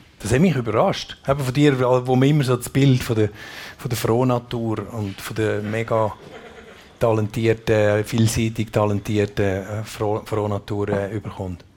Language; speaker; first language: German; native; German